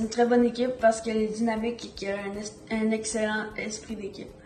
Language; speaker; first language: French; native; French